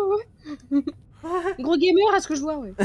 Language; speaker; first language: French; native; French